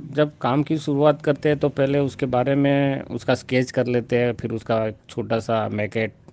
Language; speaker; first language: Hindi; non-native, local second language; Gujarati